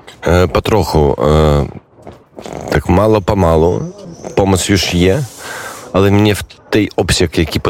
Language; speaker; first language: Polish; non-native, learner; Ukrainian